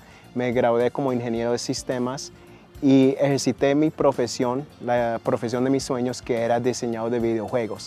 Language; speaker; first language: Spanish; early bilingual, heritage; Spanish